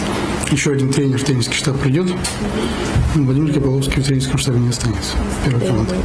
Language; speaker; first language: Russian; native; Russian